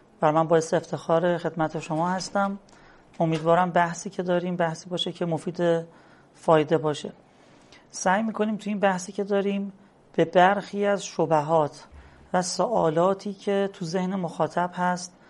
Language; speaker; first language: Persian; native; Persian